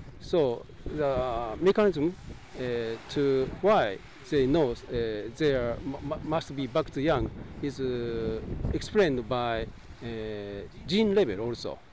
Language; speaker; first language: English; non-native, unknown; Japanese